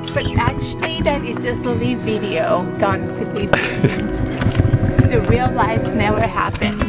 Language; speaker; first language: English; non-native, learner; Thai